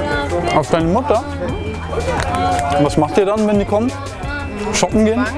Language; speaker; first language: German; native; German